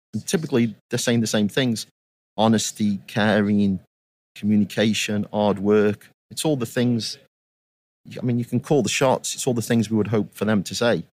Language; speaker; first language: English; native; English